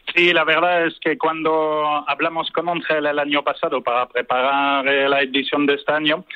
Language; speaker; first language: Spanish; non-native, fluent; French